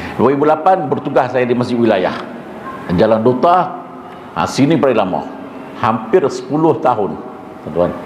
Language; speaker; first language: Malay; early bilingual, heritage; Malay